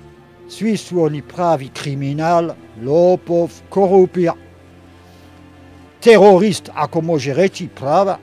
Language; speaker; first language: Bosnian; non-native, learner; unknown